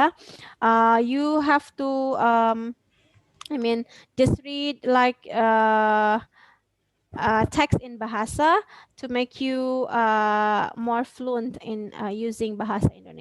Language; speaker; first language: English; non-native, fluent; Indonesian